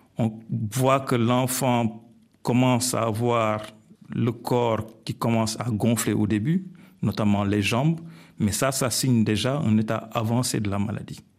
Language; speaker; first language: French; non-native, local second language; Wolof